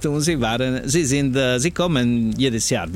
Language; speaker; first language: German; non-native, learner; Italian